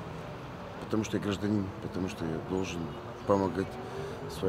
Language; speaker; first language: Russian; non-native, fluent; Armenian